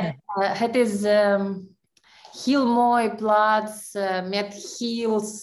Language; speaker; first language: Dutch; non-native, learner; Russian